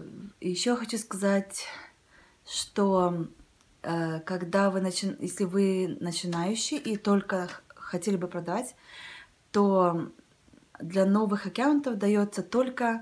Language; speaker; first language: Russian; early bilingual, heritage; Russian